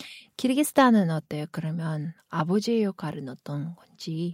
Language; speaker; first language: Korean; non-native, fluent; Kyrgyz